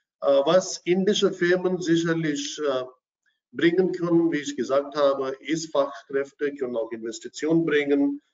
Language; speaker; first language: German; non-native, fluent; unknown